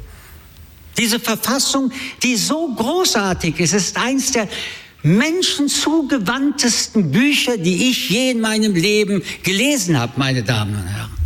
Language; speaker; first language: German; early bilingual, other home language; French